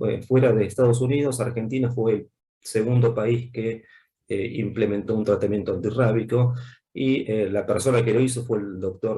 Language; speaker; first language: Spanish; native; Spanish